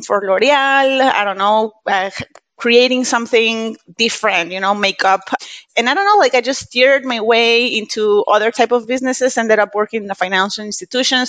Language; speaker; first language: English; non-native, fluent; Spanish